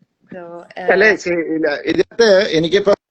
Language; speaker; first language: Malayalam; native; Malayalam